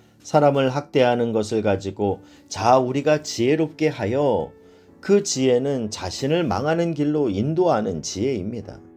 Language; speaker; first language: Korean; native; Korean